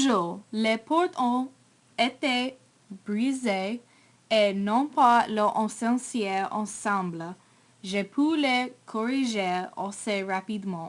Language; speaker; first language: French; non-native, learner; English